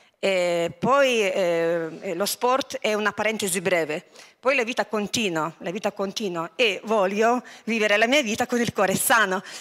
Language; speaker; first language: Italian; non-native, fluent; Lithuanian